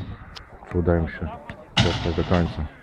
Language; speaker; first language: Polish; native; Polish